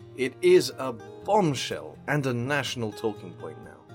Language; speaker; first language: English; native; English